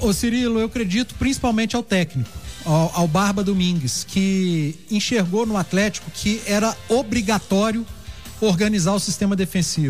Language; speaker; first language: Portuguese; native; Portuguese